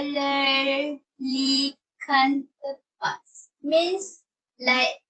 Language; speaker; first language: English; non-native, learner; Malay